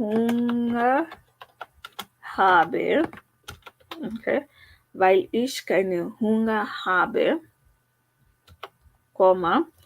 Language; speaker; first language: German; non-native, learner; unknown